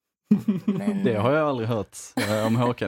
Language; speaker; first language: Swedish; native; Swedish